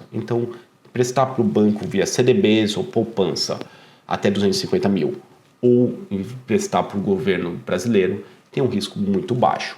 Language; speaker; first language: Portuguese; native; Portuguese